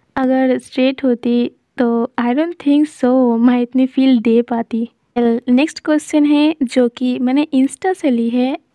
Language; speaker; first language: Hindi; non-native, local second language; Bangla